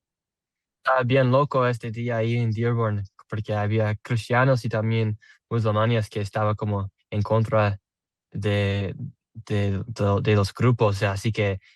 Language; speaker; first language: Spanish; non-native, learner; English